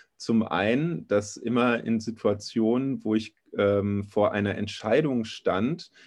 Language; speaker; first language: German; native; German